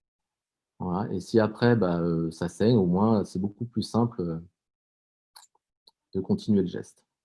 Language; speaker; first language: French; native; French